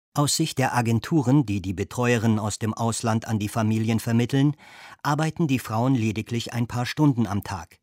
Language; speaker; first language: German; native; German